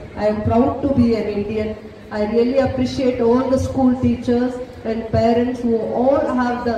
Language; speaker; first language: English; non-native, local second language; Kannada